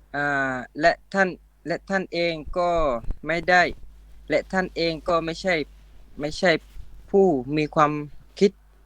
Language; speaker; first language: Thai; non-native, local second language; Pattani Malay